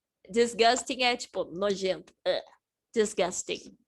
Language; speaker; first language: Portuguese; native; Portuguese